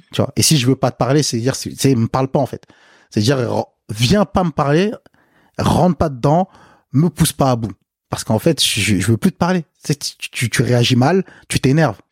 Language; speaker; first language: French; early bilingual, other home language; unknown